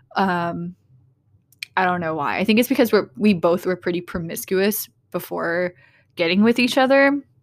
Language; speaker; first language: English; early bilingual, other home language; Vietnamese